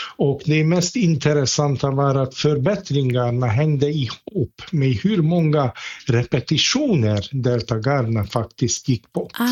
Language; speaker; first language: Swedish; non-native, fluent; Hungarian